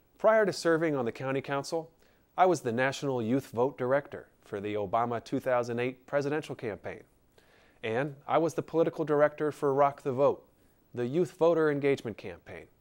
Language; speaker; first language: English; native; English